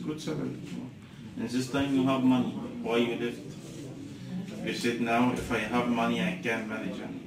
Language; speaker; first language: English; non-native, learner; Arabic